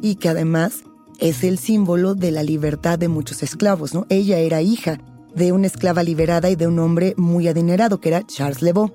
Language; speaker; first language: Spanish; native; Spanish